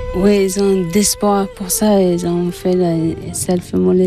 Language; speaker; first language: French; non-native, learner; Tibetan